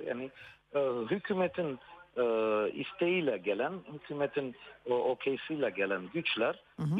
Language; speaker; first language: Turkish; non-native, fluent; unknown